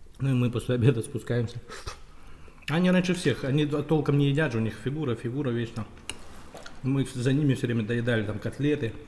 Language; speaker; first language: Russian; native; Russian